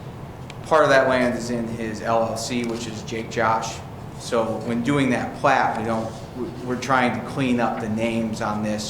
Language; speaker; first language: English; native; English